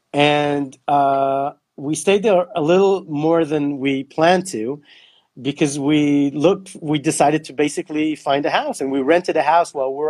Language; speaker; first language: English; non-native, local second language; Hebrew